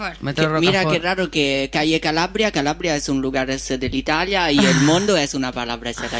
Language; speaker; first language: Spanish; non-native, fluent; Italian